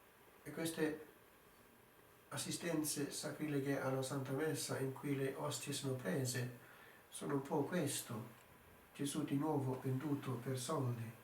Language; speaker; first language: Italian; non-native, fluent; English